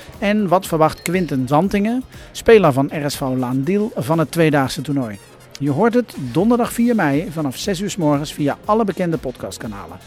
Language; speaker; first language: Dutch; native; Dutch